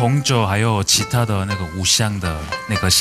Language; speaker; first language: Chinese; non-native, fluent; Korean